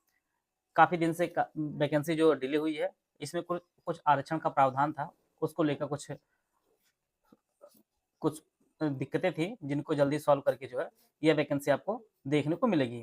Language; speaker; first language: Hindi; native; Hindi